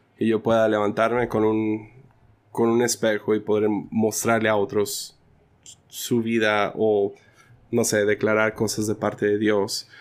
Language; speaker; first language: Spanish; early bilingual, other home language; English